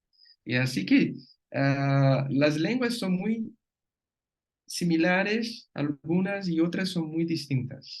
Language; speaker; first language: Spanish; non-native, fluent; Portuguese